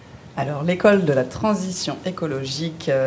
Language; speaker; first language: French; native; French